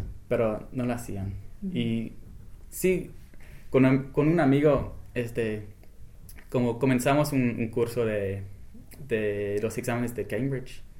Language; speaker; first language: Spanish; non-native, fluent; English